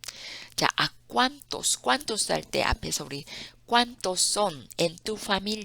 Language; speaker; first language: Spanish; non-native, fluent; Korean